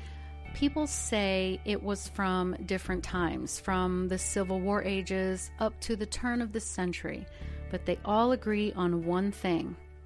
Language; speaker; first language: English; native; English